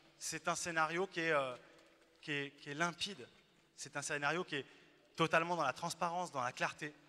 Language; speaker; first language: French; native; French